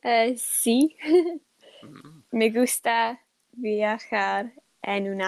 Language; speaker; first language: Spanish; non-native, learner; English